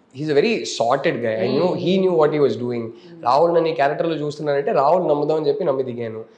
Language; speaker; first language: Telugu; non-native, local second language; Tamil